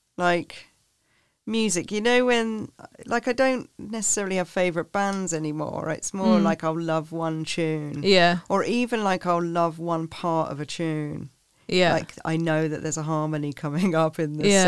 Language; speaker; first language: English; native; English